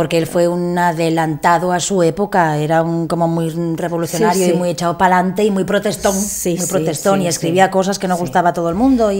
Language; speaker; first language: Spanish; native; Spanish